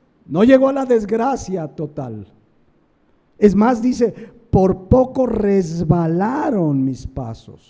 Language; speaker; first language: Spanish; native; Spanish